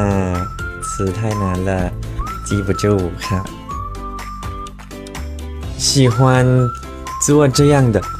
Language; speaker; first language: Chinese; non-native, learner; Thai